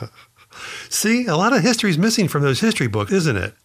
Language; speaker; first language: English; native; English